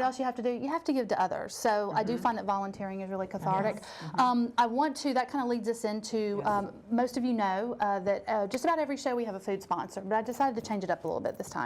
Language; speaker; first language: English; native; English